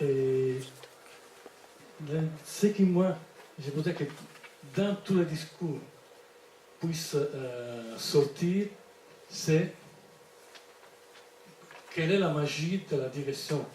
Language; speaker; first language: French; non-native, fluent; Italian